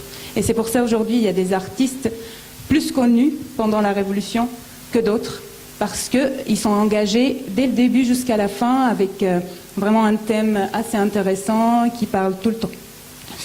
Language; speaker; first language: French; non-native, fluent; Arabic